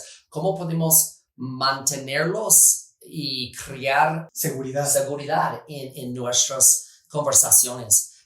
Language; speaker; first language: Spanish; non-native, fluent; English